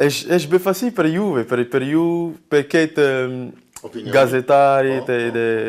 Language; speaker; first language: Albanian; non-native, learner; French